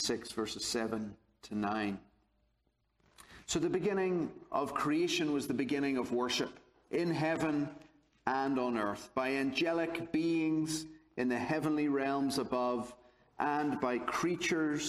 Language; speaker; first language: English; native; English